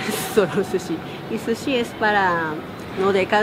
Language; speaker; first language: Spanish; non-native, learner; Japanese